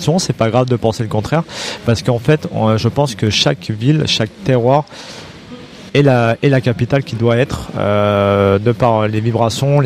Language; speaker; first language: French; native; French